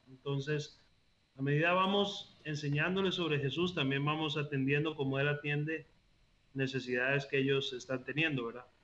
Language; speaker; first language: Spanish; native; Spanish